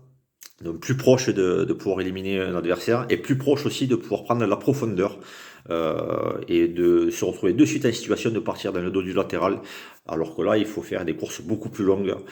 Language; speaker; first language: French; native; French